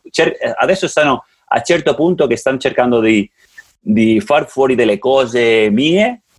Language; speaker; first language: Italian; non-native, fluent; Catalan